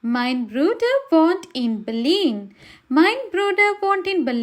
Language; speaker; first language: German; non-native, learner; Sinhala